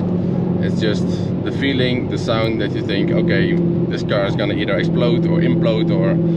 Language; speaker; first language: English; non-native, fluent; Dutch